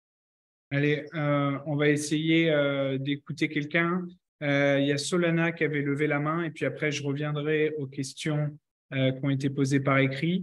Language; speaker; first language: French; native; French